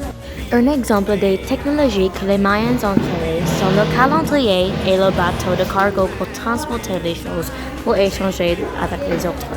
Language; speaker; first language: French; non-native, learner; English